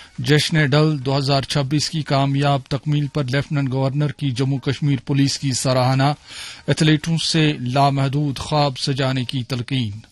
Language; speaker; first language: Urdu; non-native, local second language; Kashmiri